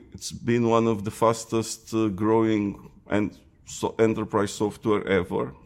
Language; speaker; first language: English; non-native, fluent; Romanian